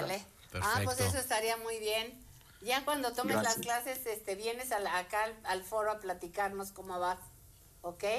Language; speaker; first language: Spanish; native; Spanish